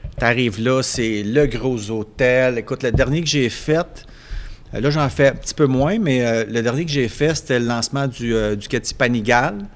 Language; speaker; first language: French; native; French